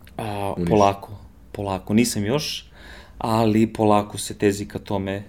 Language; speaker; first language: Serbian; early bilingual, heritage; Serbian